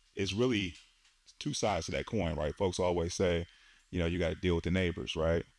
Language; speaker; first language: English; native; English